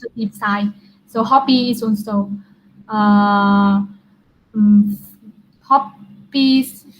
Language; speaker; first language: English; non-native, learner; Vietnamese